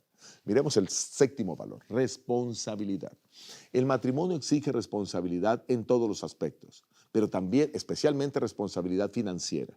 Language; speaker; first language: Spanish; native; Spanish